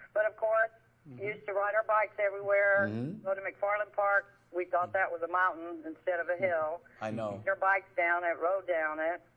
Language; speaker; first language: English; native; English